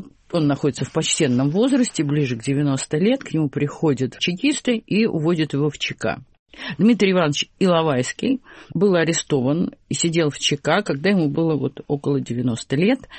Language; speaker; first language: Russian; native; Russian